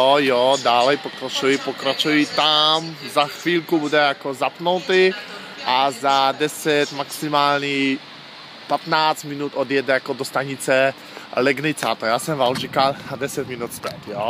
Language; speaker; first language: Czech; non-native, learner; Polish